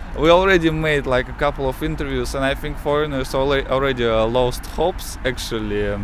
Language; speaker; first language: English; non-native, fluent; Russian